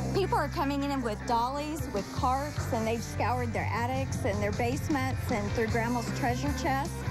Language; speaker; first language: English; native; English